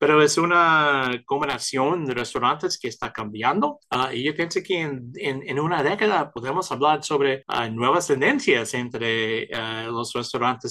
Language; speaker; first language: Spanish; early bilingual, heritage; Spanish